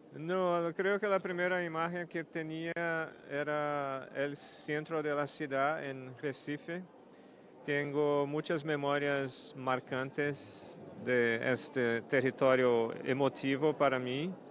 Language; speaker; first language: Spanish; non-native, fluent; Portuguese